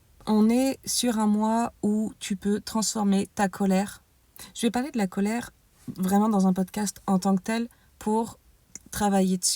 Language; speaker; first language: French; native; French